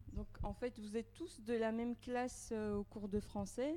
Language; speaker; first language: French; native; French